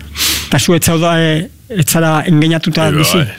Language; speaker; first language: Basque; native; Basque